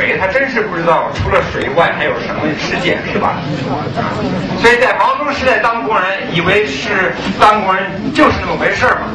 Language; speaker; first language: Chinese; early bilingual, other home language; English